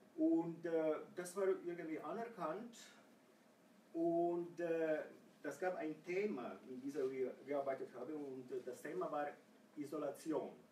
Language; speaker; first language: German; non-native, fluent; Croatian